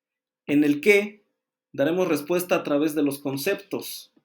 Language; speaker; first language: Spanish; native; Spanish